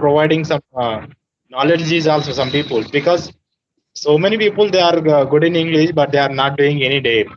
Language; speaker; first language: English; non-native, learner; Telugu